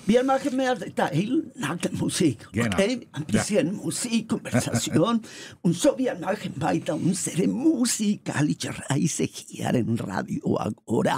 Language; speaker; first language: German; non-native, learner; Spanish